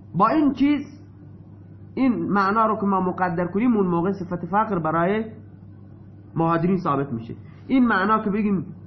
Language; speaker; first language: Persian; non-native, local second language; Baluchi